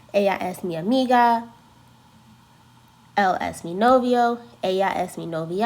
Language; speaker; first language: Spanish; non-native, learner; English